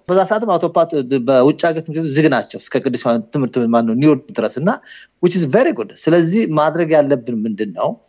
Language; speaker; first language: Amharic; native; Amharic